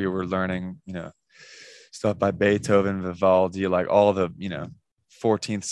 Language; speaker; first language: English; native; English